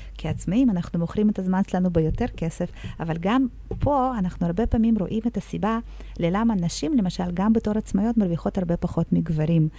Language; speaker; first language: Hebrew; early bilingual, other home language; Russian